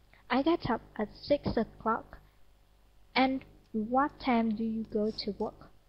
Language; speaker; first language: English; non-native, fluent; Vietnamese